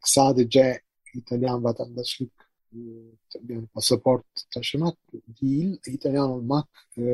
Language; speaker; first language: Turkish; non-native, fluent; Italian